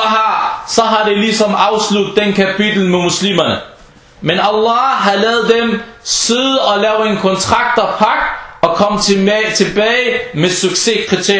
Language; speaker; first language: Danish; early bilingual, other home language; Arabic